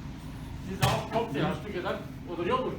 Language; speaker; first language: German; non-native, learner; Turkish